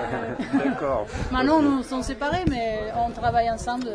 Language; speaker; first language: French; non-native, learner; Spanish